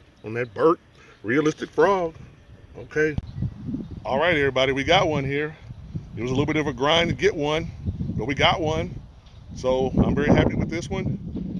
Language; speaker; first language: English; native; English